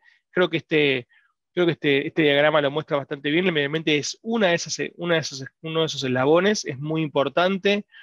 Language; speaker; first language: Spanish; native; Spanish